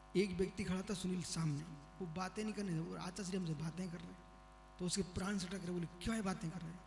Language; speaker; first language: Hindi; non-native, local second language; Kannada